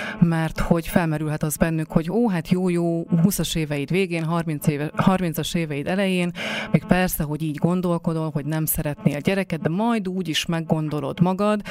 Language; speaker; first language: Hungarian; native; Hungarian